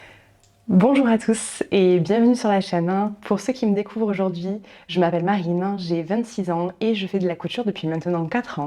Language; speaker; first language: French; native; French